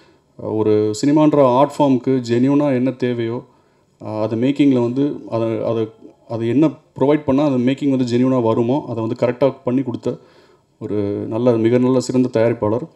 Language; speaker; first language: Tamil; native; Tamil